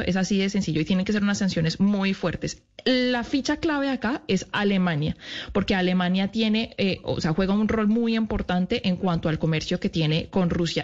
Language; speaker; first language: Spanish; native; Spanish